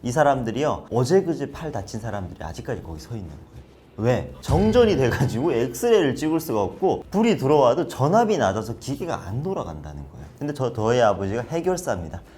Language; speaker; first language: Korean; native; Korean